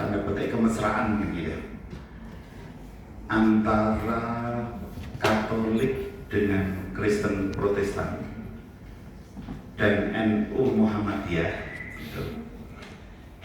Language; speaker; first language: Indonesian; native; Indonesian